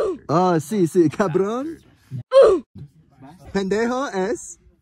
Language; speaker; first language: Spanish; non-native, learner; English